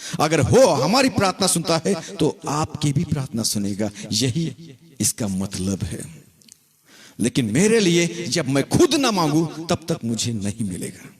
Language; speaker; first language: Hindi; non-native, local second language; Marathi